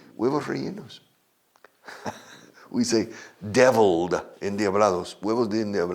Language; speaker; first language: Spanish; non-native, fluent; English